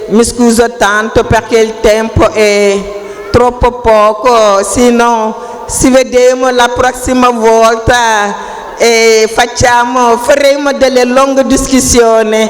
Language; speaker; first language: Italian; non-native, fluent; Wolof